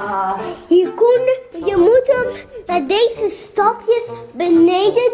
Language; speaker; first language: Dutch; early bilingual, other home language; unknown